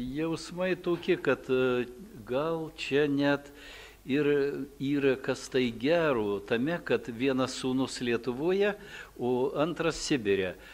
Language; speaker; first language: Lithuanian; early bilingual, heritage; Lithuanian